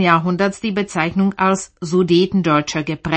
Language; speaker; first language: German; native; German